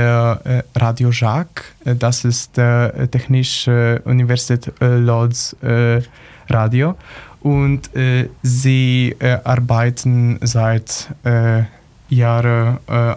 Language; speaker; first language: German; non-native, learner; Polish